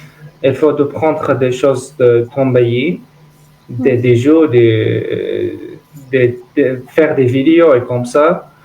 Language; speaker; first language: French; non-native, learner; Arabic